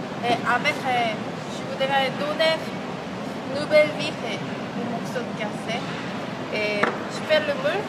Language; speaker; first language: French; non-native, learner; Korean